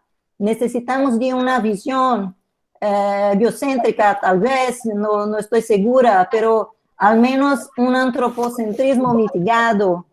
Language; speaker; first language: Spanish; non-native, learner; Portuguese